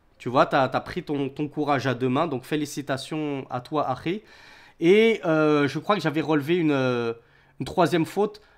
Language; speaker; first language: French; native; French